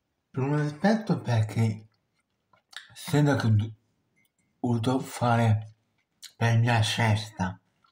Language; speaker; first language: Italian; non-native, fluent; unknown